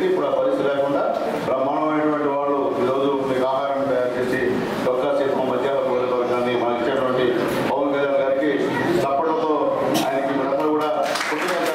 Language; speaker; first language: Telugu; native; Telugu